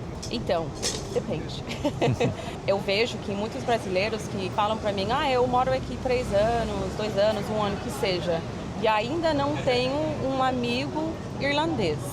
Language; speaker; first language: Portuguese; non-native, fluent; English